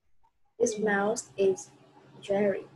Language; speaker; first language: English; non-native, fluent; Vietnamese